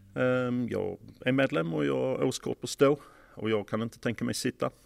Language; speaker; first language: Swedish; non-native, fluent; English